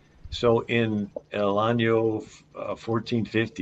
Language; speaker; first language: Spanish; non-native, learner; English